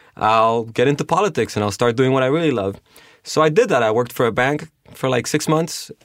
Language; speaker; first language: English; early bilingual, other home language; Spanish